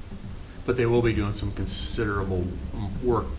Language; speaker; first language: English; native; English